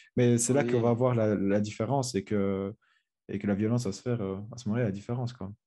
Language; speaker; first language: French; native; French